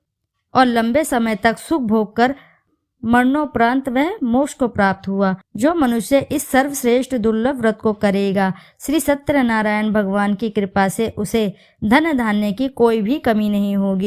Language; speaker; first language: Hindi; native; Hindi